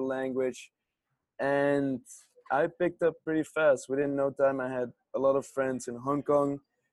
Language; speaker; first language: English; non-native, fluent; Dutch